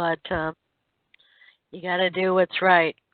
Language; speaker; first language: English; native; English